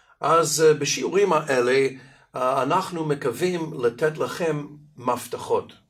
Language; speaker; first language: Hebrew; non-native, fluent; Russian